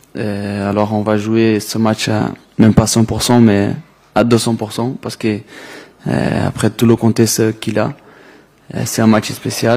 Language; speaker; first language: French; non-native, fluent; Portuguese